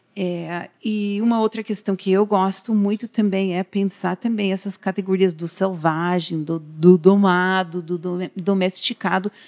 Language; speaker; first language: Portuguese; non-native, fluent; English